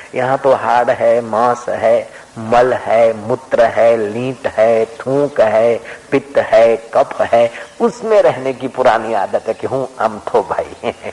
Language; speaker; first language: Hindi; non-native, local second language; Sindhi